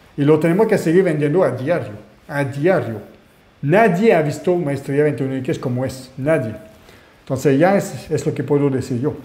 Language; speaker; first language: Spanish; non-native, fluent; French